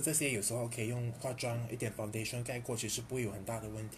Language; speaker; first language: Chinese; native; Chinese